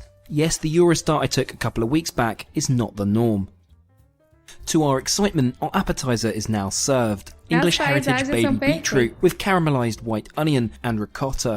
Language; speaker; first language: English; native; English